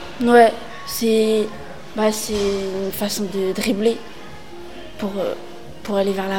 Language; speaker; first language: French; native; French